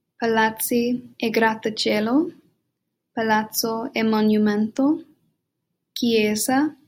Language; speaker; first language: Italian; non-native, learner; English